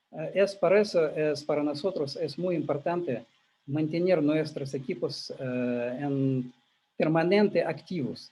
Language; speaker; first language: Spanish; non-native, learner; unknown